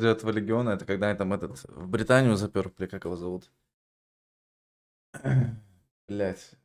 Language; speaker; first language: Russian; native; Russian